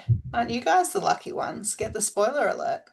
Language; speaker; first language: English; native; English